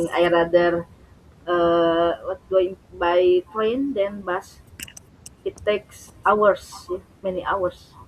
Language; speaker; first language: English; non-native, learner; Indonesian